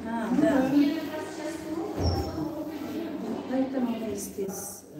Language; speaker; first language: Russian; non-native, learner; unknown